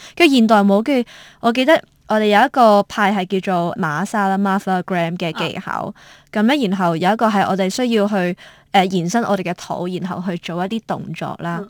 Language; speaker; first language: Cantonese; native; Cantonese